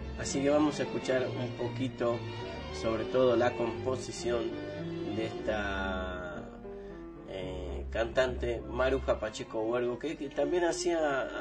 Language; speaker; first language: Spanish; native; Spanish